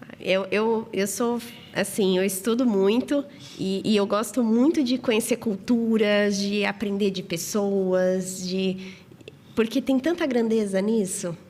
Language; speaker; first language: Portuguese; native; Portuguese